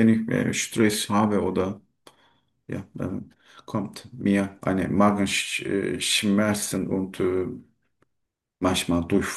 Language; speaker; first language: German; non-native, learner; Turkish